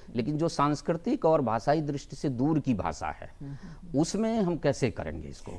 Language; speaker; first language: Hindi; non-native, local second language; Maithili